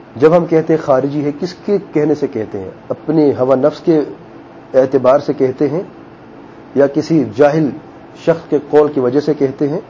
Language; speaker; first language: Urdu; native; Urdu